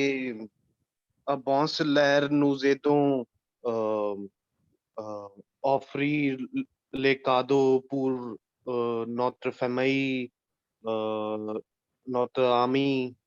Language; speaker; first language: French; non-native, learner; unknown